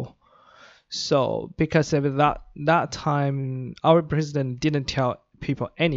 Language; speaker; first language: English; non-native, fluent; Chinese